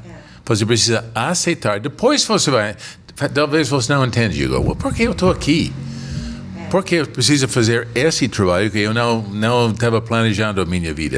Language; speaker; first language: Portuguese; non-native, fluent; English